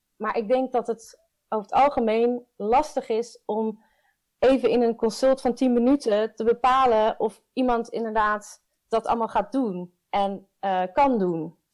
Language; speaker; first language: Dutch; native; Dutch